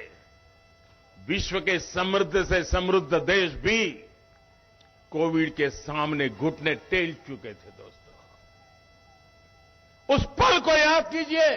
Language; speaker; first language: Hindi; non-native, local second language; Gujarati